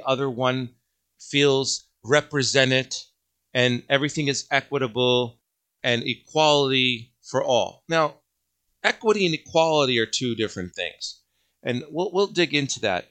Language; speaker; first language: English; native; English